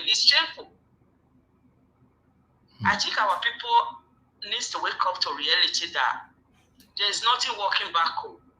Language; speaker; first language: English; non-native, local second language; Bini